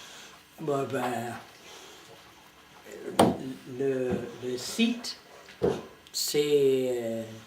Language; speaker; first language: French; non-native, fluent; English